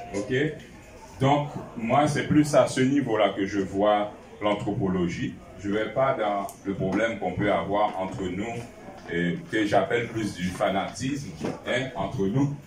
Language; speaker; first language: French; non-native, local second language; Haitian Creole